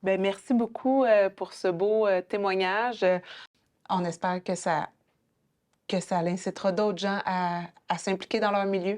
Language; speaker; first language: French; native; French